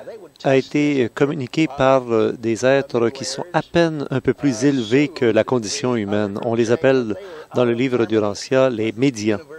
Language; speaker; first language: French; native; French